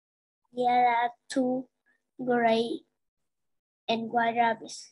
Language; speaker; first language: English; non-native, learner; Vietnamese